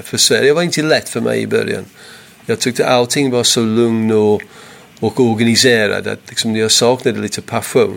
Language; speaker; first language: Swedish; non-native, fluent; English